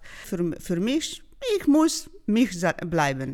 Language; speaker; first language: German; non-native, learner; Georgian